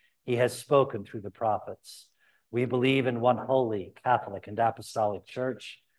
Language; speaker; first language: English; native; English